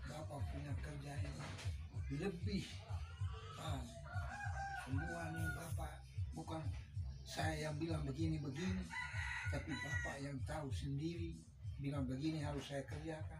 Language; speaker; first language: Indonesian; non-native, local second language; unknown